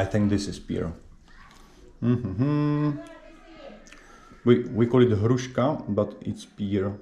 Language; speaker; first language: English; non-native, learner; Czech